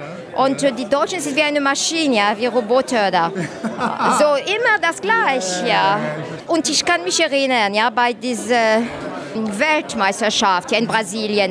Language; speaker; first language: German; non-native, fluent; French